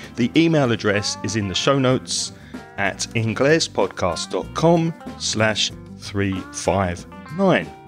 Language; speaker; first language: English; native; English